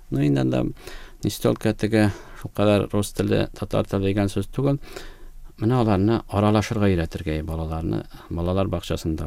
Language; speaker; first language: Tatar; native; Tatar